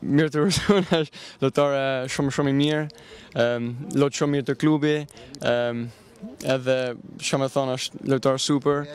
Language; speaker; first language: Albanian; early bilingual, heritage; Albanian